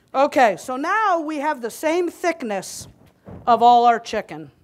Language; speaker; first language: English; native; English